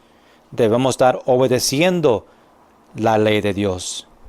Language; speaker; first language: Spanish; non-native, fluent; English